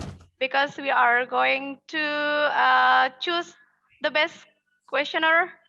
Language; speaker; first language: English; non-native, fluent; Indonesian